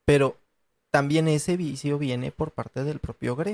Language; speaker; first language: Spanish; native; Spanish